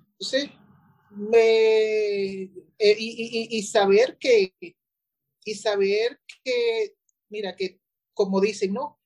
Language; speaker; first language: Spanish; native; Spanish